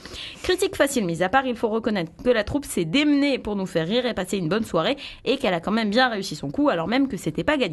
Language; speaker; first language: French; native; French